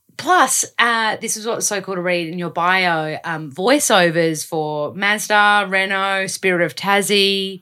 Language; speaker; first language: English; native; English